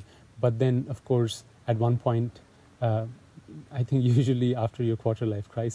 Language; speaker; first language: English; non-native, local second language; Hindi